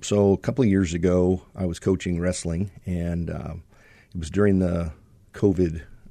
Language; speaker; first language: English; native; English